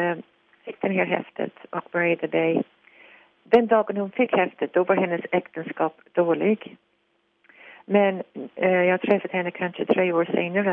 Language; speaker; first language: Swedish; non-native, fluent; English